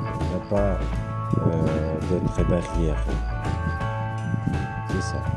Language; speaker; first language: French; non-native, fluent; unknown